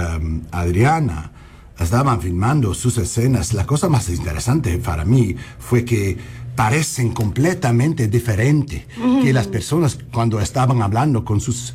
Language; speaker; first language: Spanish; early bilingual, heritage; English